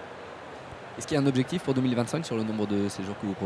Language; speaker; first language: French; native; French